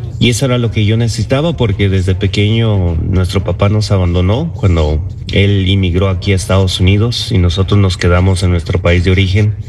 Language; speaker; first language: Spanish; early bilingual, other home language; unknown